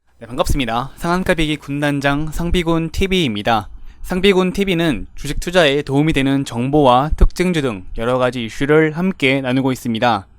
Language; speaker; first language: Korean; native; Korean